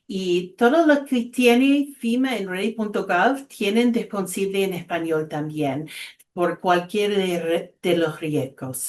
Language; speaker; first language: Spanish; non-native, fluent; English